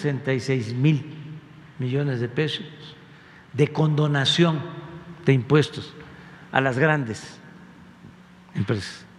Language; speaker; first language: Spanish; native; Spanish